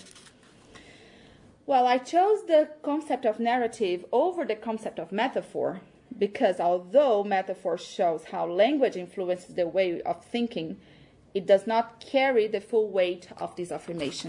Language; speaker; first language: English; non-native, fluent; Portuguese